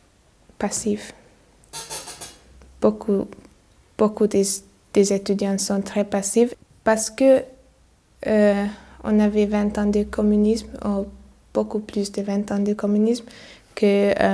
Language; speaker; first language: French; non-native, learner; Hungarian